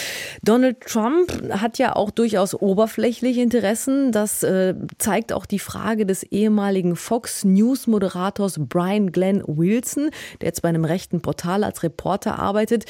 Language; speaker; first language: German; native; German